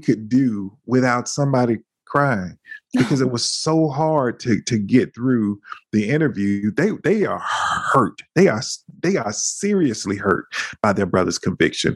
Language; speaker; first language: English; native; English